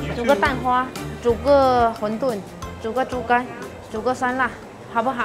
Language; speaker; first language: Chinese; native; Chinese